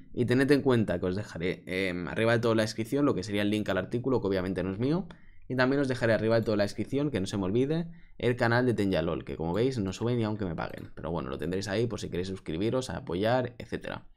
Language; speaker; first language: Spanish; native; Spanish